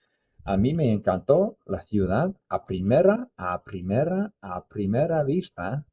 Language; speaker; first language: Spanish; non-native, fluent; English